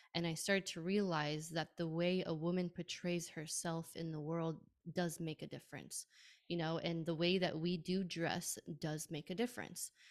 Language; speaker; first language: English; native; English